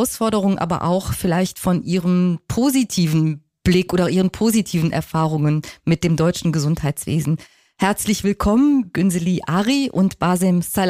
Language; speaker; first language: German; native; German